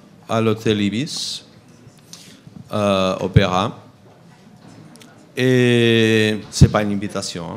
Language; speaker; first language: French; non-native, fluent; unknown